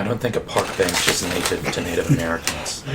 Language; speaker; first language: English; native; English